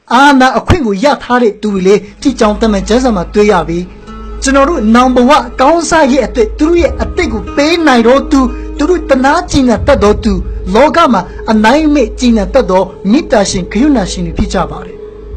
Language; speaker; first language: Burmese; non-native, local second language; Hakha Chin